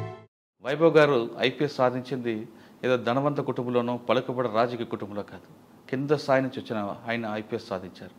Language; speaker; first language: Telugu; native; Telugu